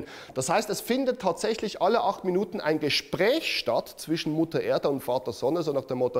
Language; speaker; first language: German; native; German